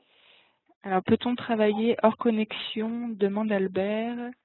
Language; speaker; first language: French; native; French